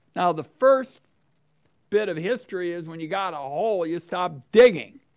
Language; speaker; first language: English; native; English